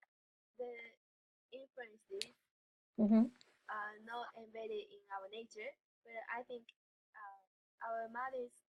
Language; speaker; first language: English; non-native, learner; Japanese